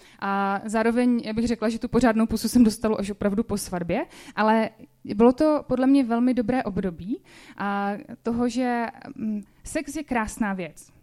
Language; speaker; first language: Czech; native; Czech